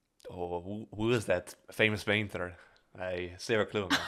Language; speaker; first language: English; non-native, fluent; Dutch